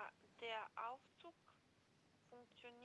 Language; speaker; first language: German; non-native, learner; Macedonian